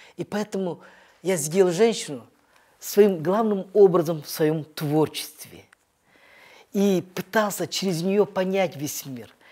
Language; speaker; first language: Russian; native; Russian